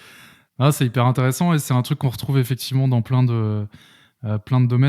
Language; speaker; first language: French; native; French